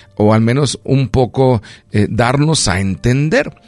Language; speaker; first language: Spanish; native; Spanish